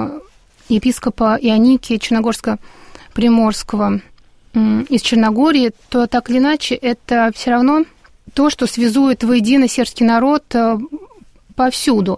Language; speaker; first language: Russian; native; Russian